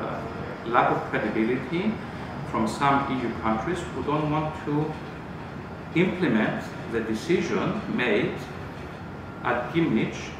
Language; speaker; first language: English; non-native, fluent; Greek